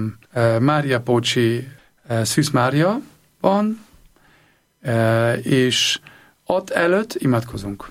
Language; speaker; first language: Hungarian; non-native, learner; German